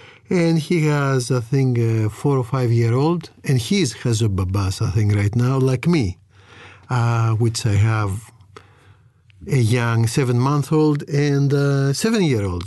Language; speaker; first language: English; non-native, fluent; Greek